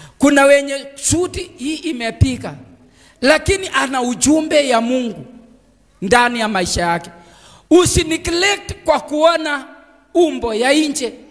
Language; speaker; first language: Swahili; non-native, local second language; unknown